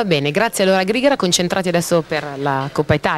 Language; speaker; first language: Italian; native; Italian